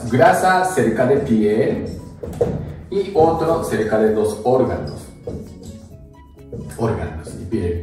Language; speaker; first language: Spanish; non-native, learner; Japanese